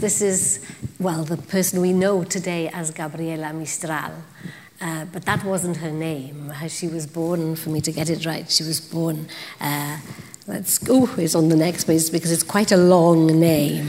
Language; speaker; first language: English; non-native, local second language; Welsh